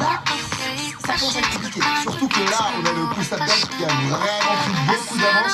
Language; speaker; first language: French; native; French